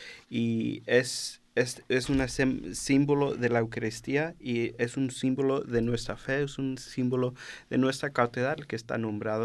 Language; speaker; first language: Spanish; early bilingual, heritage; Spanish